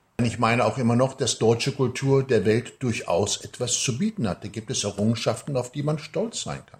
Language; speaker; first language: German; native; German